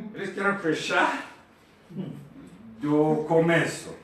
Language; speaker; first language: Portuguese; non-native, fluent; Persian